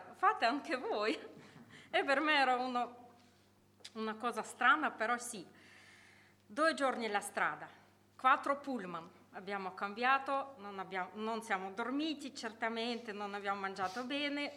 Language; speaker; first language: Italian; non-native, learner; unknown